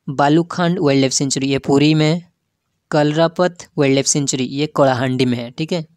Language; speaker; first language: Hindi; non-native, local second language; Odia